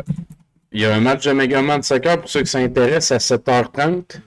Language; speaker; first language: French; native; French